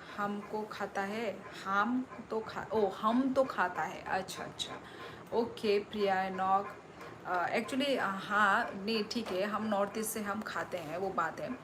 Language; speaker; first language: Hindi; non-native, local second language; Kok Borok